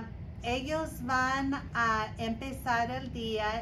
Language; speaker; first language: Spanish; non-native, learner; English